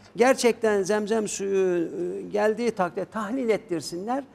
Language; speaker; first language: Turkish; native; Turkish